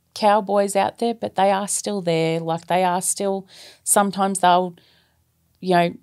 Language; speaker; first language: English; native; English